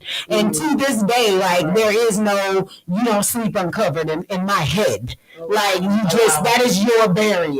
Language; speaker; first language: English; native; English